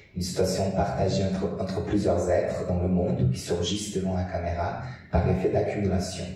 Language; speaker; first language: French; non-native, fluent; Portuguese